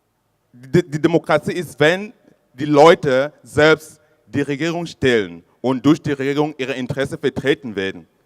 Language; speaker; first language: German; non-native, fluent; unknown